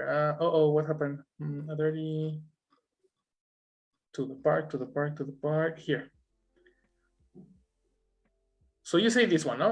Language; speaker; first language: English; non-native, fluent; Spanish